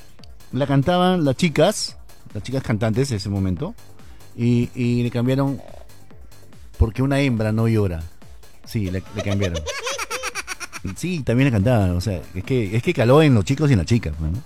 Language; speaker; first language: Spanish; native; Spanish